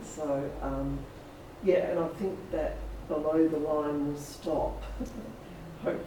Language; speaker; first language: English; native; English